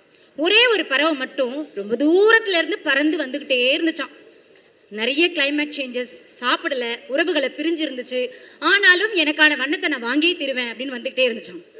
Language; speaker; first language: Tamil; native; Tamil